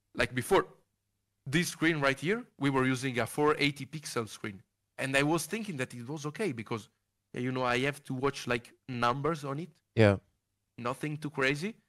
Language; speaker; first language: English; non-native, fluent; Italian